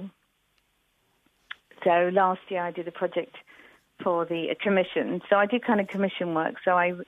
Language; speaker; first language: English; native; English